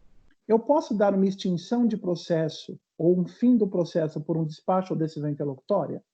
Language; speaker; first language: Portuguese; native; Portuguese